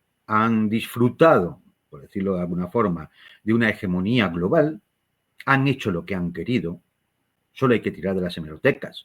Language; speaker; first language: Spanish; native; Spanish